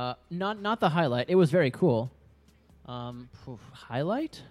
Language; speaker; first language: English; native; English